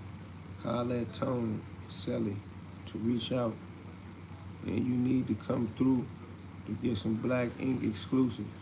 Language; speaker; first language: English; native; English